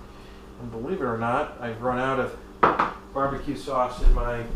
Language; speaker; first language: English; native; English